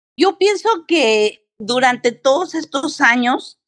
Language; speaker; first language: Spanish; early bilingual, heritage; Spanish